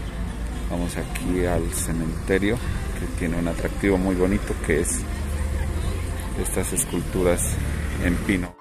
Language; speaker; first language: Spanish; native; Spanish